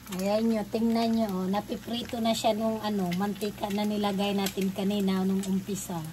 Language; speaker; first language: Filipino; non-native, local second language; Cebuano